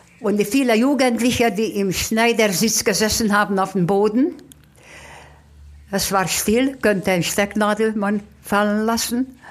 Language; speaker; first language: German; non-native, fluent; Hungarian